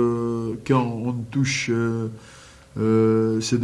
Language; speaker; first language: French; non-native, fluent; Russian